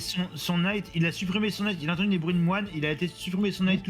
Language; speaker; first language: French; native; French